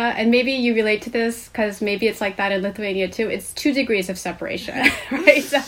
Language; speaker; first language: English; non-native, fluent; Korean